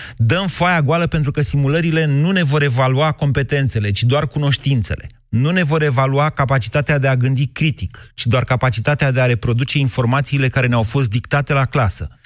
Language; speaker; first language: Romanian; native; Romanian